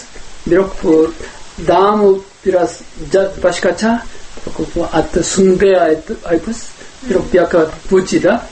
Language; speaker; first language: Kyrgyz; non-native, learner; Korean